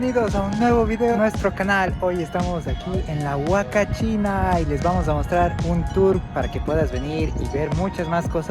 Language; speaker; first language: Spanish; native; Spanish